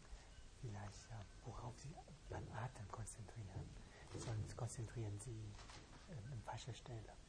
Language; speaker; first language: German; non-native, learner; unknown